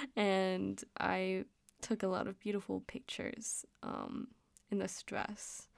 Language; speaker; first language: English; non-native, fluent; Danish